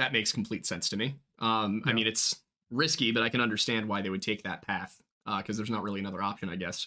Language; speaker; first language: English; native; English